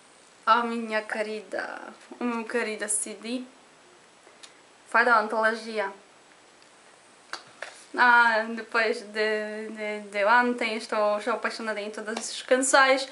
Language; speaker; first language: Portuguese; non-native, learner; Polish